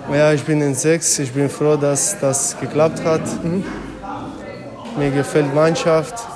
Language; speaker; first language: German; non-native, learner; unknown